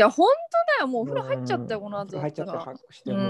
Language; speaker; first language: Japanese; native; Japanese